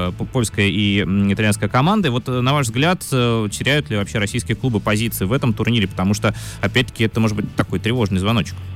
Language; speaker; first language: Russian; native; Russian